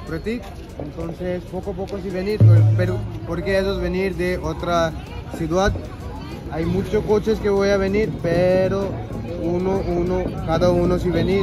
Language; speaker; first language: Spanish; non-native, learner; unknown